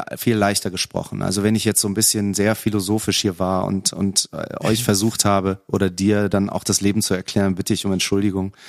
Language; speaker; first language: German; native; German